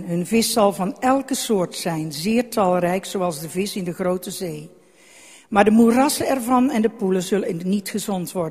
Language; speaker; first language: Dutch; native; Dutch